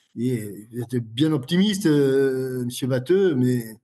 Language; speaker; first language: French; native; French